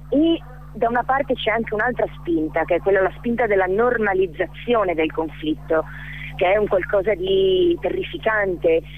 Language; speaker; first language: Italian; native; Italian